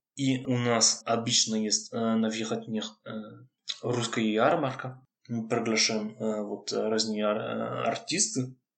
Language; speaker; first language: Russian; non-native, fluent; French